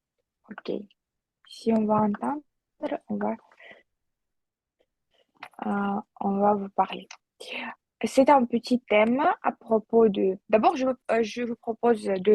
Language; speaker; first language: French; non-native, fluent; Russian